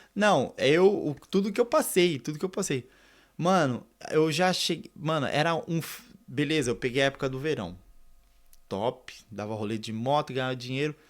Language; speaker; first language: Portuguese; native; Portuguese